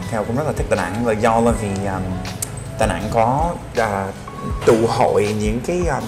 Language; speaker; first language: Vietnamese; non-native, fluent; English